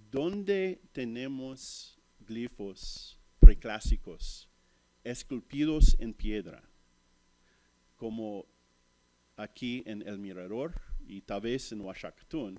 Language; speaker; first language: Spanish; non-native, fluent; English